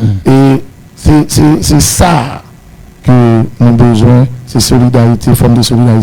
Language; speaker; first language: Haitian Creole; native; Haitian Creole